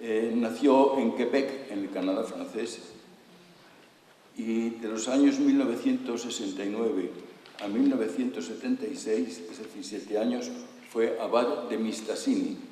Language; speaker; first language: Spanish; native; Spanish